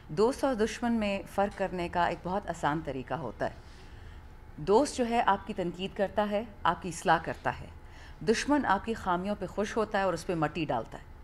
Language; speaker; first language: Urdu; non-native, local second language; Pashto